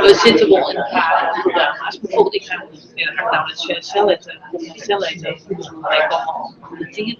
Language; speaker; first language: Dutch; native; Dutch